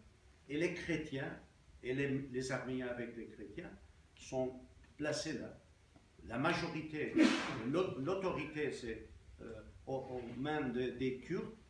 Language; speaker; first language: French; non-native, fluent; Armenian